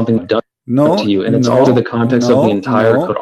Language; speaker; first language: English; native; English